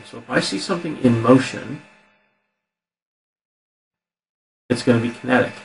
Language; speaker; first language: English; native; English